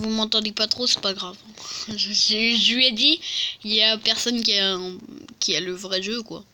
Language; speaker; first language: French; native; French